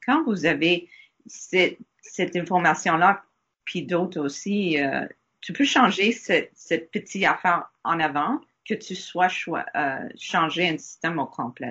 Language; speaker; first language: French; non-native, learner; English